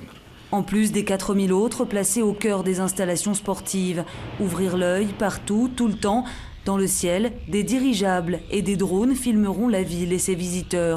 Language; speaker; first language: French; native; French